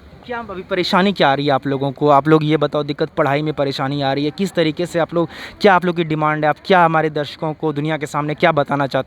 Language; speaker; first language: Hindi; native; Hindi